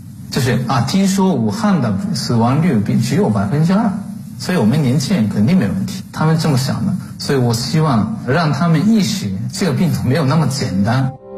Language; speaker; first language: Chinese; non-native, fluent; Japanese